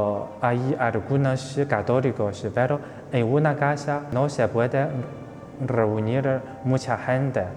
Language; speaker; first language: Spanish; non-native, fluent; Chinese